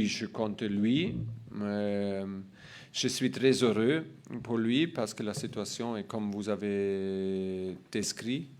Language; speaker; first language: French; non-native, learner; German